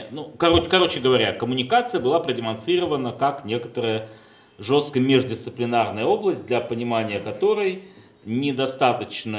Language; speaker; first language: Russian; native; Russian